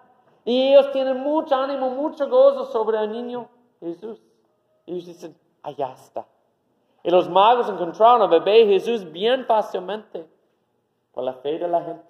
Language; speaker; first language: Spanish; non-native, fluent; English